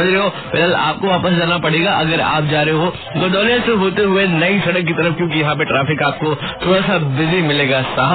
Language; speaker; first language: Hindi; native; Hindi